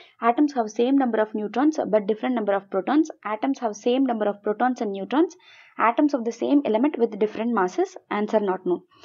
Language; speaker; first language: English; non-native, local second language; Tamil